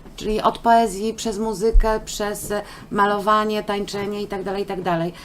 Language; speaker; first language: Polish; native; Polish